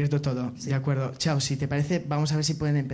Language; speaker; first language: Spanish; native; Spanish